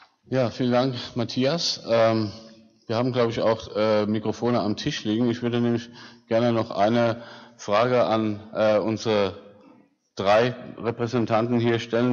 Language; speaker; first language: German; native; German